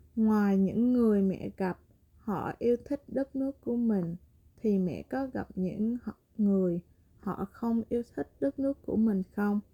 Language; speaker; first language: Vietnamese; early bilingual, other home language; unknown